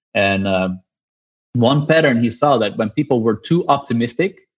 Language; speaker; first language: English; non-native, fluent; Dutch